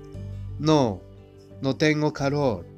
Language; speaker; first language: Spanish; non-native, fluent; Japanese